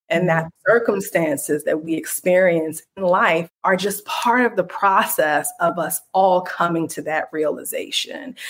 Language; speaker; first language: English; native; English